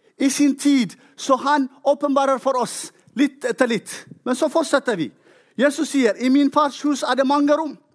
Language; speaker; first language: Norwegian; non-native, fluent; Tigrinya